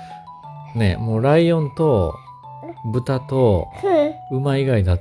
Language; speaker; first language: Japanese; native; Japanese